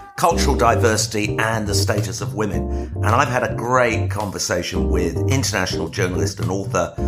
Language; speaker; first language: English; native; English